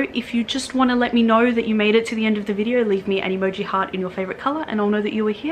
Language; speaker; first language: English; native; English